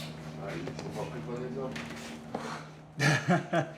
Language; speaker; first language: French; native; French